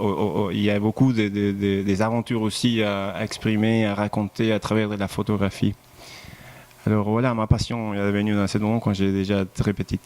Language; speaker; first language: French; non-native, fluent; Spanish